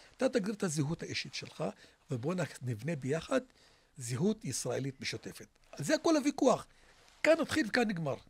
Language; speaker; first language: Hebrew; non-native, local second language; Arabic